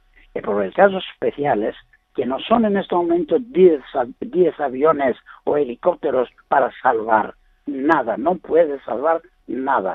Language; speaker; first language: Spanish; non-native, learner; Greek